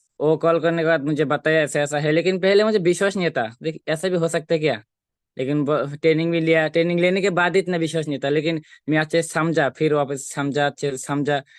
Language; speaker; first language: Hindi; non-native, local second language; Bangla